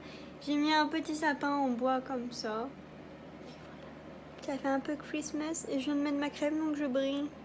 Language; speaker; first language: French; native; French